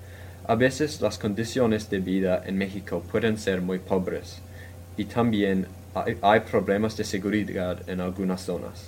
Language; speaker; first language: Spanish; non-native, fluent; English